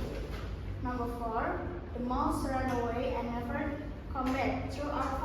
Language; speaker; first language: English; non-native, learner; Indonesian